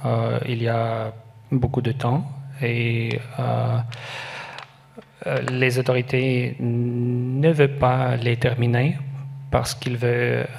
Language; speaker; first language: French; non-native, learner; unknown